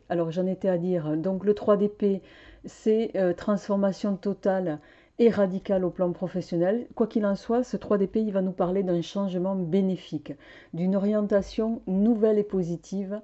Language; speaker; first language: French; native; French